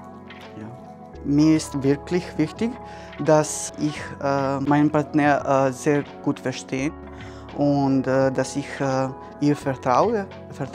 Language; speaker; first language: German; non-native, fluent; Serbian